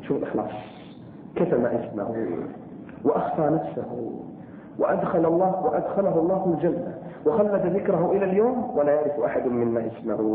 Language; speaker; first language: Arabic; native; Arabic